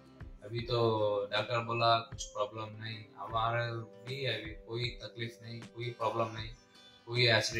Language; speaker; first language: Hindi; non-native, local second language; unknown